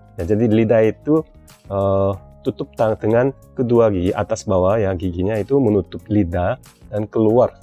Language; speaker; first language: Indonesian; non-native, fluent; Korean